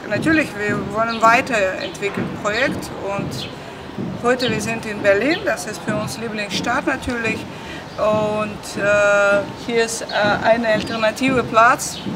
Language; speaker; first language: German; non-native, learner; Russian